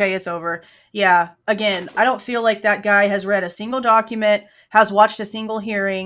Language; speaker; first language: English; native; English